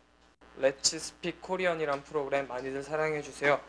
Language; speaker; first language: Korean; native; Korean